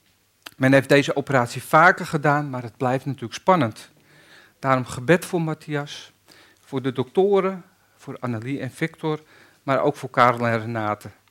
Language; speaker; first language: Dutch; native; Dutch